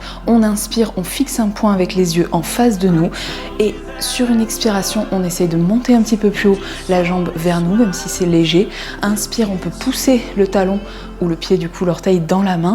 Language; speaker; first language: French; native; French